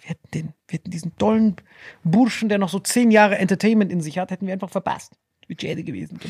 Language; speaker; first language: German; native; German